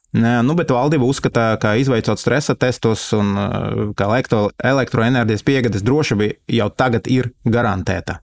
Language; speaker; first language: Latvian; non-native, local second language; Russian